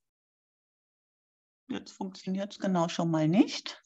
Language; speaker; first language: German; native; German